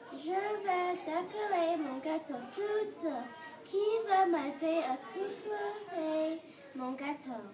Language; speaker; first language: French; non-native, learner; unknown